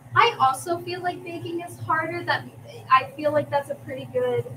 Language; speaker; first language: English; native; English